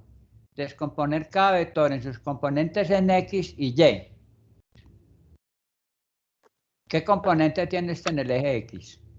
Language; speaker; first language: Spanish; native; Spanish